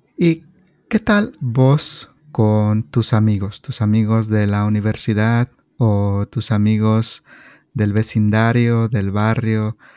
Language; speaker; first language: Spanish; native; Spanish